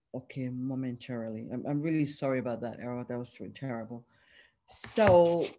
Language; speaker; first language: English; non-native, local second language; Yoruba